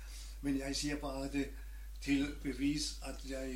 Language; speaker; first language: Norwegian; non-native, learner; German